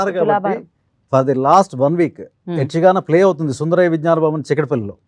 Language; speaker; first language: Telugu; native; Telugu